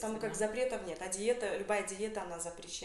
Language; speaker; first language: Russian; native; Russian